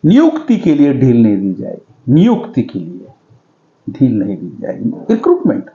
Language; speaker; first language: Hindi; non-native, local second language; Marathi